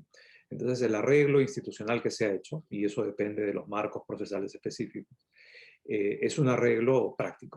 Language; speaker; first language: Spanish; native; Spanish